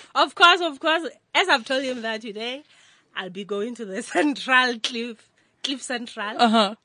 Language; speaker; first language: English; non-native, local second language; Northern Sotho